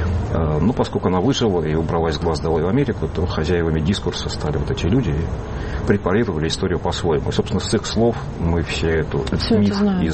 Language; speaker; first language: Russian; native; Russian